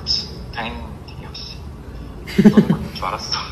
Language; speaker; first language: Korean; native; Korean